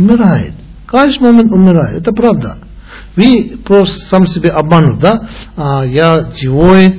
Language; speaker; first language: Russian; non-native, learner; Tibetan